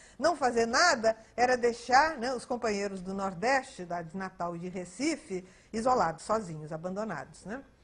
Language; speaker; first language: Portuguese; early bilingual, other home language; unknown